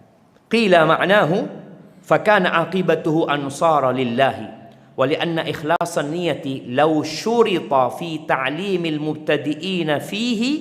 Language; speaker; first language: Arabic; non-native, fluent; Indonesian